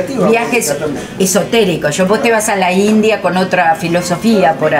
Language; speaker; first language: Spanish; native; Spanish